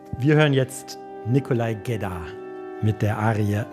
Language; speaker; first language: German; native; German